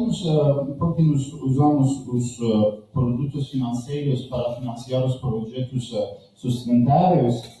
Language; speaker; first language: Portuguese; non-native, learner; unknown